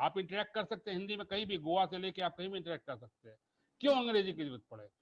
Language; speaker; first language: Hindi; native; Hindi